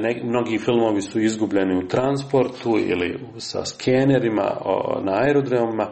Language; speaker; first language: Serbian; native; Serbian